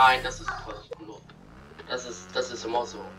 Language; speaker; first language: German; native; German